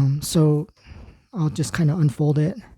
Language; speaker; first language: English; native; English